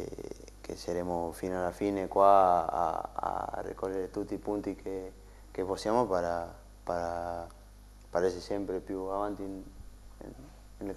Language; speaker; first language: Italian; non-native, learner; Spanish